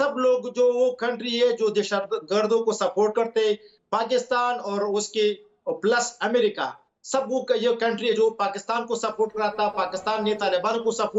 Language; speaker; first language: Hindi; non-native, fluent; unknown